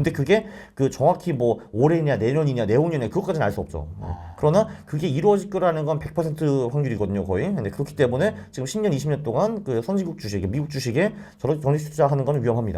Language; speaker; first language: Korean; native; Korean